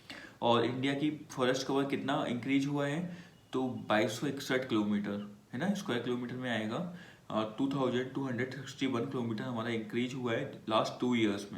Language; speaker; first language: Hindi; native; Hindi